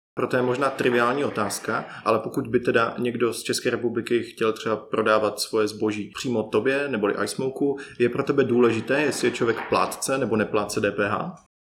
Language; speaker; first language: Czech; native; Czech